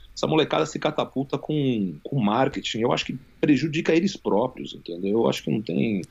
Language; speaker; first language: Portuguese; native; Portuguese